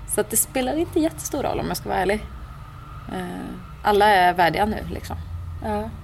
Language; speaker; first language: Swedish; native; Swedish